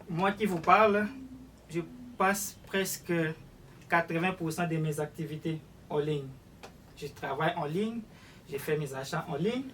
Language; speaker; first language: French; non-native, local second language; Lingala